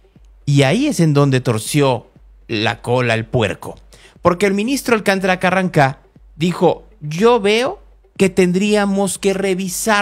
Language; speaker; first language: Spanish; native; Spanish